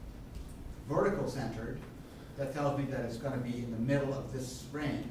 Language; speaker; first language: English; non-native, fluent; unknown